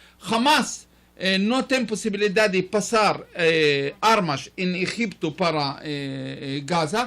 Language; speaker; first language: Spanish; non-native, learner; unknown